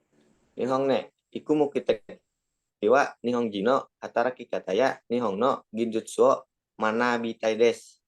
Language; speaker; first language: Japanese; non-native, learner; Indonesian